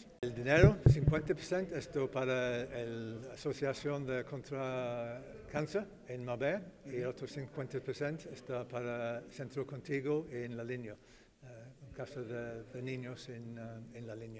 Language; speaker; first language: Spanish; non-native, learner; English